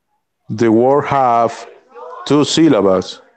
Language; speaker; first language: English; non-native, learner; Spanish